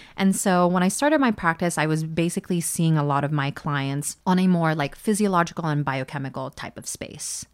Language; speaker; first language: English; early bilingual, other home language; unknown